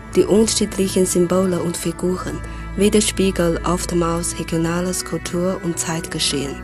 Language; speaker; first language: German; non-native, fluent; Chinese